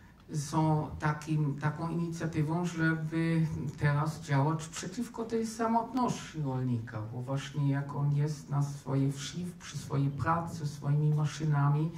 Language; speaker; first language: Polish; non-native, fluent; German